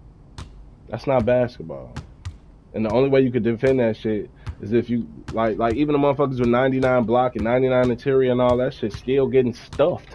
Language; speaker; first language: English; native; English